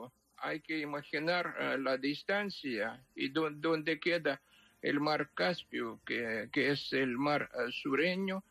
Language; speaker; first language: Spanish; non-native, fluent; Ukrainian